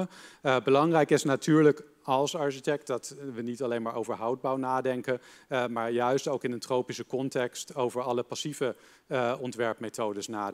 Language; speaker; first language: Dutch; native; Dutch